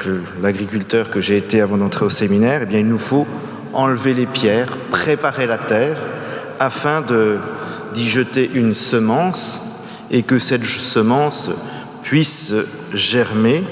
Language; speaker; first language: French; native; French